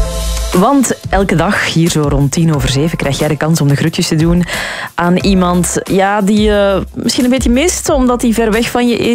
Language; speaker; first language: Dutch; native; Dutch